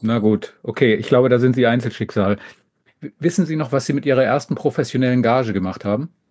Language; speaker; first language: German; native; German